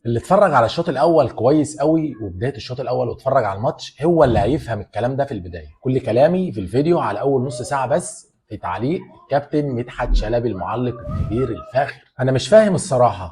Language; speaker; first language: Arabic; native; Arabic